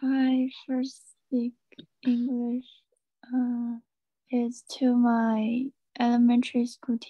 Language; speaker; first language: English; non-native, learner; Chinese